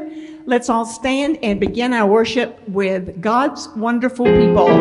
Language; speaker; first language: English; native; English